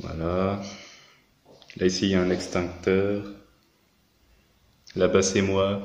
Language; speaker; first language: French; native; French